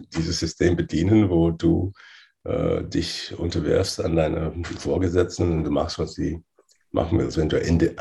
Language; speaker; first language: German; non-native, fluent; English